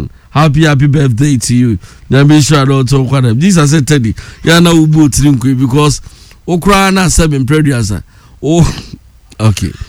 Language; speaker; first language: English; non-native, local second language; Akan